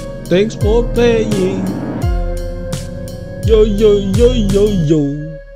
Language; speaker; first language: English; non-native, learner; Indonesian